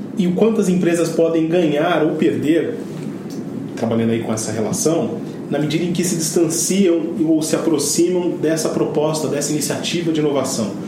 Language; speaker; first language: Portuguese; native; Portuguese